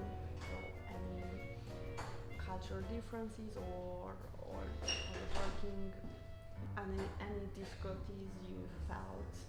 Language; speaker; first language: English; non-native, fluent; Japanese